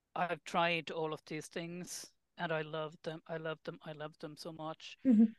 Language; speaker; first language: English; non-native, fluent; Finnish